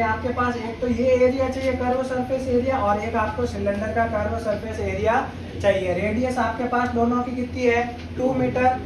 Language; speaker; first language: Hindi; native; Hindi